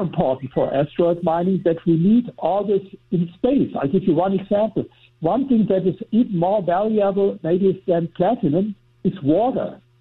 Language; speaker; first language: English; non-native, fluent; German